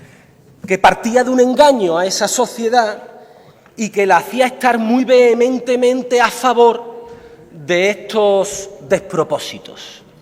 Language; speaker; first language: Spanish; native; Spanish